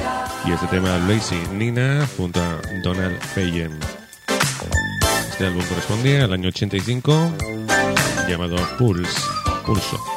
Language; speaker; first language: Spanish; native; Spanish